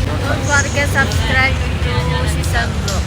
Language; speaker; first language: English; non-native, learner; Indonesian